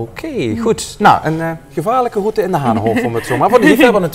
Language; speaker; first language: Dutch; native; Dutch